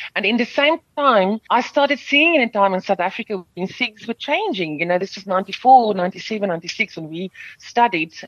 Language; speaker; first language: English; non-native, local second language; Afrikaans